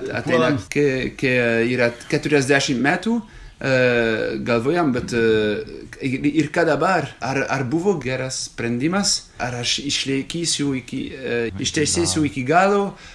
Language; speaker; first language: Lithuanian; non-native, fluent; French